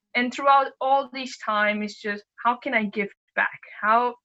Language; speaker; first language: English; non-native, fluent; Spanish